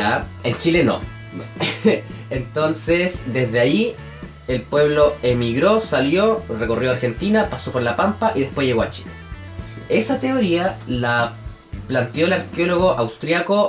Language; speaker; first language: Spanish; native; Spanish